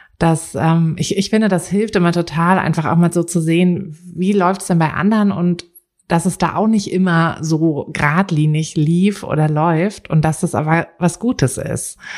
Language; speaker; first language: German; native; German